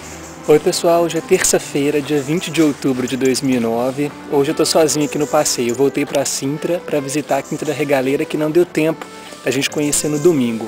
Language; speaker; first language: Portuguese; native; Portuguese